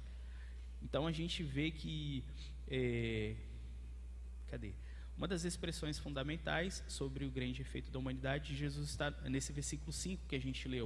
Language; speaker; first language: Portuguese; native; Portuguese